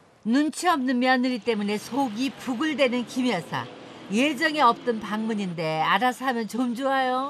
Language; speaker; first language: Korean; native; Korean